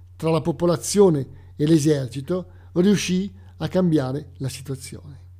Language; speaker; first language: Italian; native; Italian